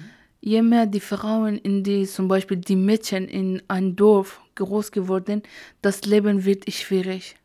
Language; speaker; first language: German; non-native, learner; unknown